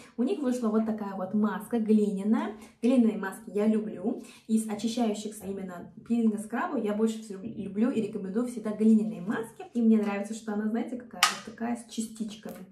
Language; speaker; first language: Russian; non-native, fluent; Korean